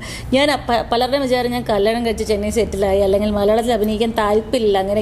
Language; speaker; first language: Malayalam; native; Malayalam